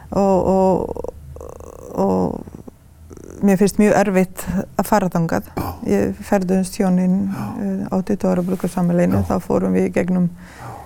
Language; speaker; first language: Icelandic; non-native, fluent; Serbian